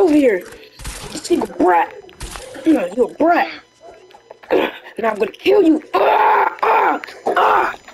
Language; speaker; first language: English; native; English